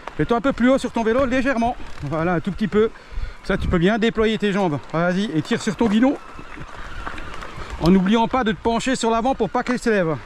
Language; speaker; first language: French; native; French